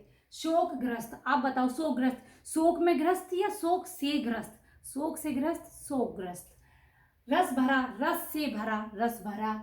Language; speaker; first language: Hindi; native; Hindi